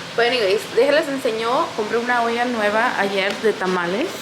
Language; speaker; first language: Spanish; early bilingual, other home language; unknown